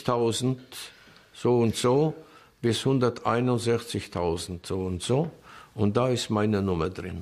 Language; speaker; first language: German; non-native, fluent; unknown